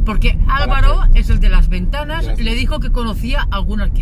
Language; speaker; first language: Spanish; native; Spanish